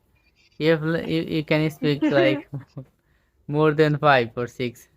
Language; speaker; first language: English; non-native, fluent; Bangla